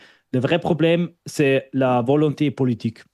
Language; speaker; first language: French; non-native, fluent; German